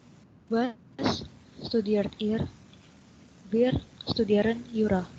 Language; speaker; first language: German; non-native, learner; Indonesian